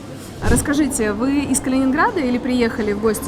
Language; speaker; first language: Russian; native; Russian